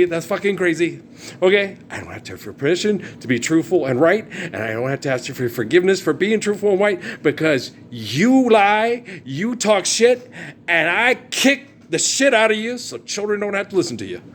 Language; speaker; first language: English; native; English